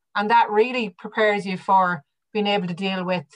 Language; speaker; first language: English; native; English